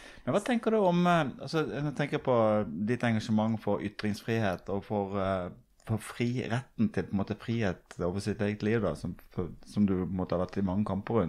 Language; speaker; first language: Norwegian; native; Norwegian